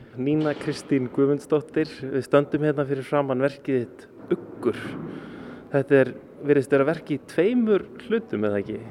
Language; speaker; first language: Icelandic; native; Icelandic